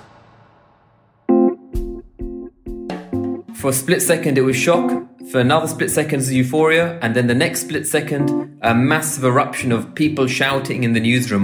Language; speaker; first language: English; native; English